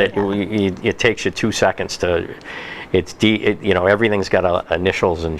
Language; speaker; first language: English; native; English